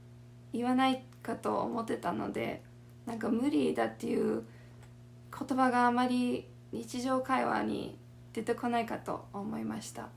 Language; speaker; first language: Japanese; non-native, fluent; English